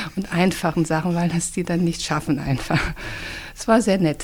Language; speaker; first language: German; native; German